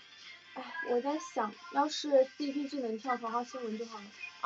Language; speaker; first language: Chinese; native; Chinese